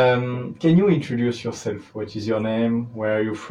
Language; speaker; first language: English; non-native, learner; French